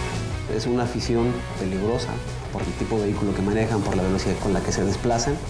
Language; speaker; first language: Spanish; native; Spanish